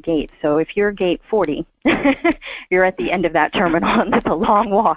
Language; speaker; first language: English; native; English